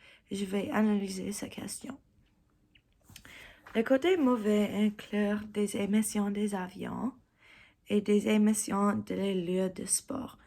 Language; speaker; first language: French; non-native, learner; English